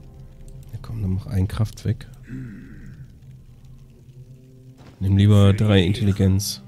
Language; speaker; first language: German; native; German